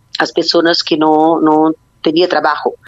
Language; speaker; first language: Spanish; non-native, learner; Portuguese